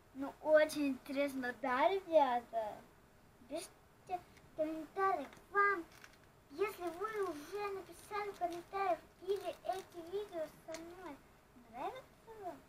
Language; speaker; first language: Russian; non-native, local second language; Ukrainian